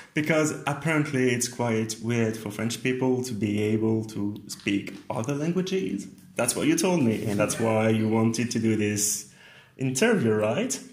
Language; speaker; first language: English; non-native, fluent; French